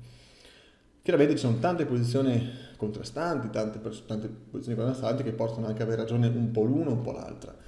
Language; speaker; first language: Italian; native; Italian